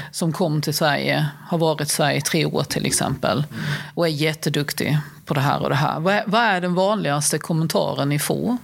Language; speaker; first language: Swedish; early bilingual, other home language; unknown